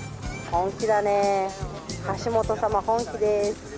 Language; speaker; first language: Japanese; native; Japanese